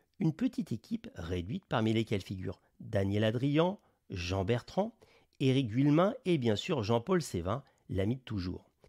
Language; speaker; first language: French; native; French